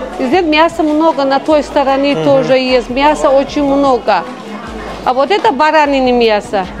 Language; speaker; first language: Russian; non-native, local second language; Tajik